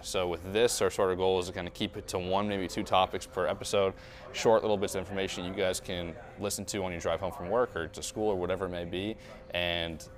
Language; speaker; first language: English; native; English